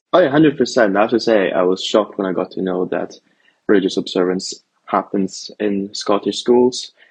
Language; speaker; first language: English; early bilingual, other home language; Italian